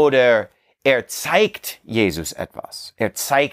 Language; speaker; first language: German; non-native, learner; English